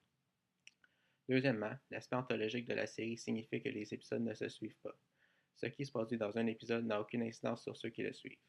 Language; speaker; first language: French; native; French